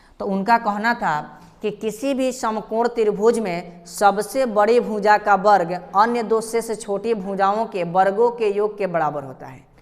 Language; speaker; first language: Hindi; native; Hindi